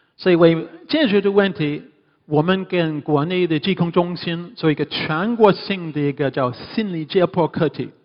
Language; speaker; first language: Chinese; non-native, fluent; English